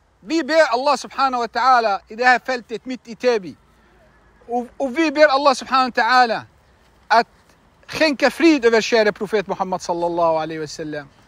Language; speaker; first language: Swedish; non-native, fluent; Arabic